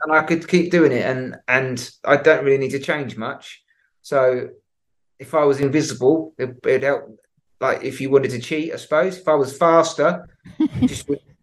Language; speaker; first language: English; native; English